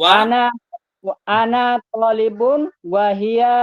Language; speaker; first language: Arabic; non-native, learner; Indonesian